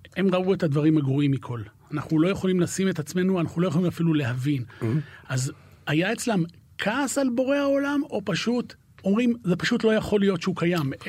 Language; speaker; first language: Hebrew; native; Hebrew